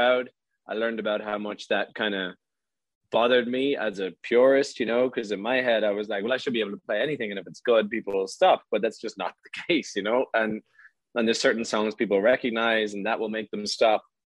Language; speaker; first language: English; native; English